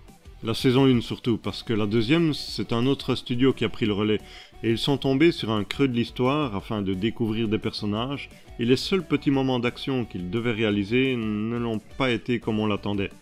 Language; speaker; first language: French; native; French